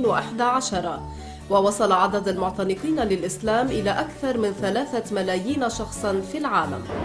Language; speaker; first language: Arabic; native; Arabic